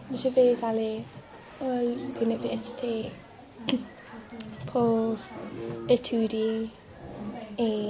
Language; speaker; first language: French; non-native, learner; English